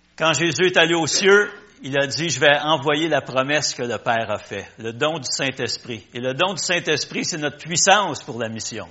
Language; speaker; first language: French; native; French